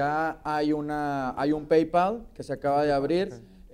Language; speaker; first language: Spanish; native; Spanish